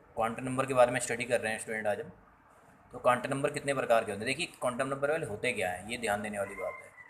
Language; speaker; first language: Hindi; native; Hindi